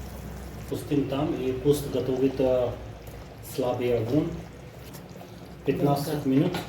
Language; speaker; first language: Russian; non-native, learner; Hindi